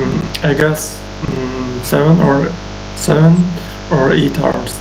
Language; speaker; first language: English; non-native, learner; Uzbek